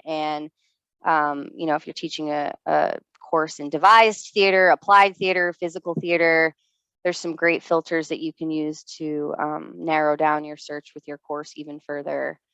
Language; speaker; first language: English; native; English